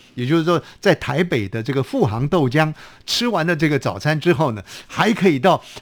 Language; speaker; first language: Chinese; native; Chinese